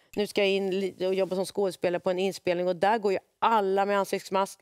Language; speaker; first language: Swedish; native; Swedish